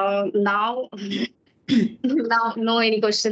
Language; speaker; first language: English; non-native, learner; Maithili